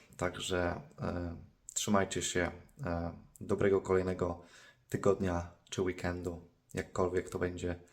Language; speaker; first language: Polish; native; Polish